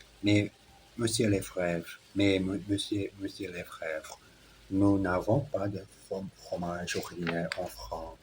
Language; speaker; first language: French; non-native, learner; Portuguese